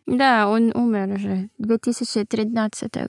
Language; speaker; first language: Russian; non-native, learner; Filipino